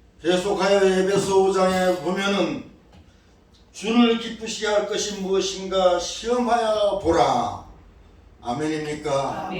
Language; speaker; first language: Korean; native; Korean